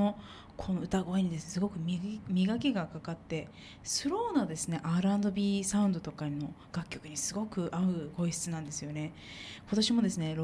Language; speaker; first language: Japanese; native; Japanese